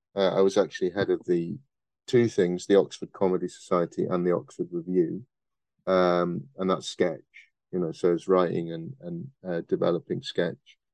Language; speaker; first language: English; native; English